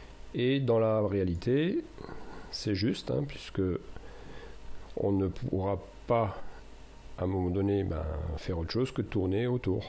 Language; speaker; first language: French; native; French